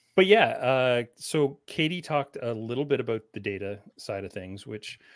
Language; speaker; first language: English; native; English